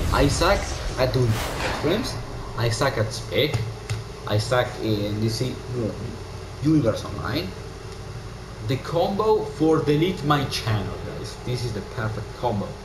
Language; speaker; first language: English; non-native, learner; Italian